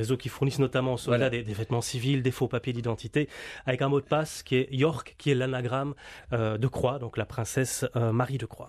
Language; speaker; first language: French; native; French